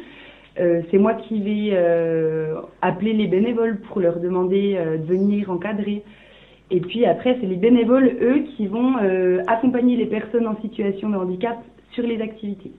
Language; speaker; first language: French; native; French